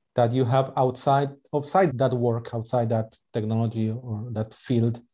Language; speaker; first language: English; non-native, fluent; Spanish